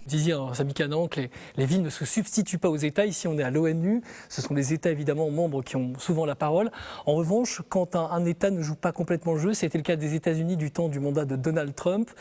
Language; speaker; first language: French; native; French